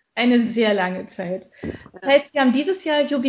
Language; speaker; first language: German; native; German